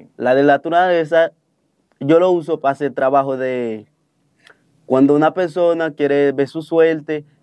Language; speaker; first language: Spanish; non-native, fluent; Haitian Creole